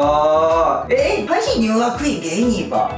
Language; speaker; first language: Chinese; non-native, learner; Japanese